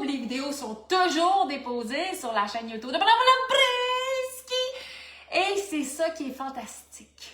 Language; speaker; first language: French; native; French